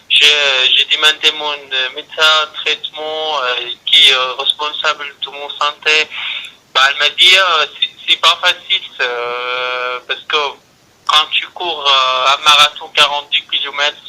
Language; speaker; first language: French; non-native, learner; Arabic